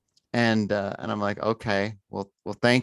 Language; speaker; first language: English; native; English